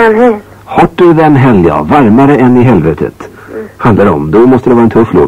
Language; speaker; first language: Swedish; native; Swedish